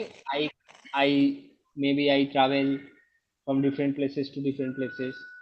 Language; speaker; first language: English; non-native, local second language; Bangla